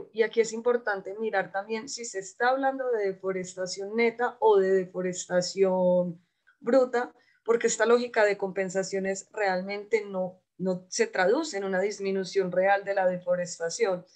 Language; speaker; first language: Spanish; native; Spanish